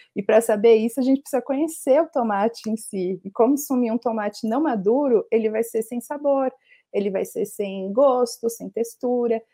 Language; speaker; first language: Portuguese; native; Portuguese